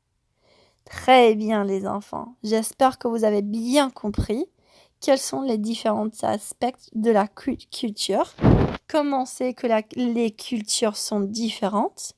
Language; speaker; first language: French; non-native, fluent; Spanish